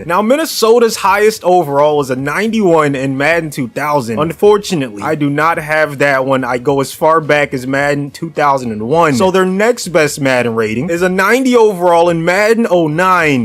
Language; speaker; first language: English; native; English